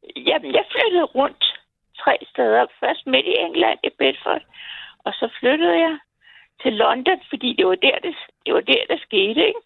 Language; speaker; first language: Danish; native; Danish